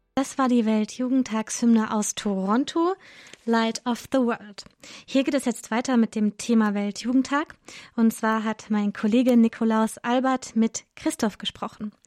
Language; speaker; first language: German; native; German